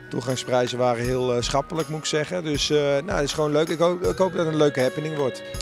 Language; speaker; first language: Dutch; native; Dutch